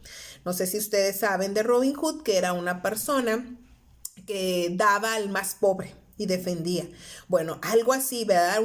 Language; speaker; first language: Spanish; native; Spanish